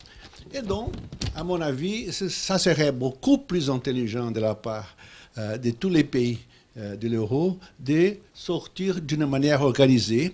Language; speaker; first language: French; non-native, fluent; Portuguese